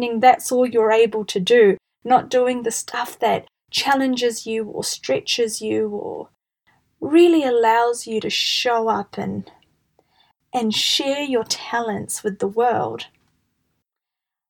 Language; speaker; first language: English; native; English